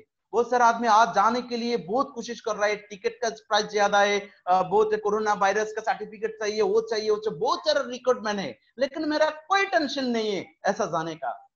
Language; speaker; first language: Hindi; non-native, fluent; Bangla